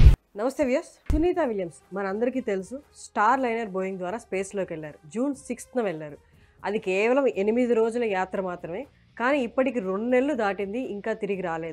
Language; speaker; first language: Telugu; native; Telugu